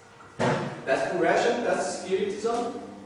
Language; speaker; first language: English; non-native, learner; Portuguese